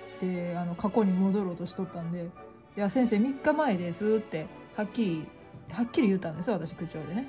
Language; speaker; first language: Japanese; native; Japanese